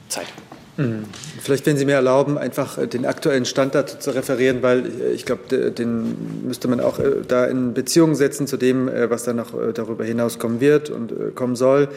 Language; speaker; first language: German; native; German